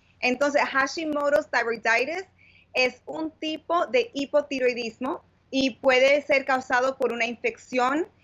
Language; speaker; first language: Spanish; early bilingual, heritage; Spanish